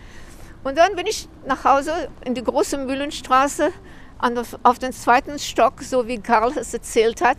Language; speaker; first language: German; early bilingual, heritage; German